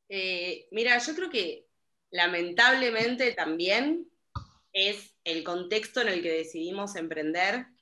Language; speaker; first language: Spanish; native; Spanish